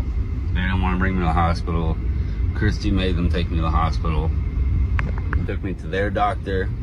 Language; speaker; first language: English; native; English